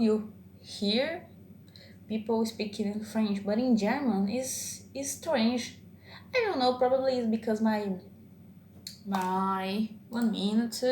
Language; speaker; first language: English; non-native, learner; Portuguese